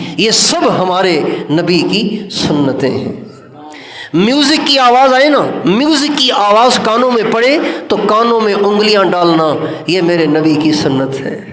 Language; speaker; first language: Urdu; non-native, local second language; Sindhi